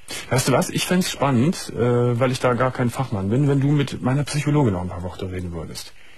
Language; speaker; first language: German; native; German